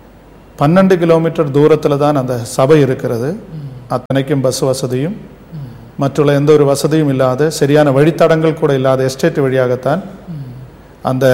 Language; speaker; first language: Tamil; native; Tamil